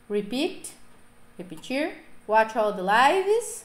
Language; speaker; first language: English; non-native, fluent; Portuguese